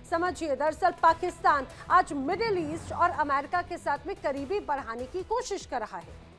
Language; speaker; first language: Hindi; native; Hindi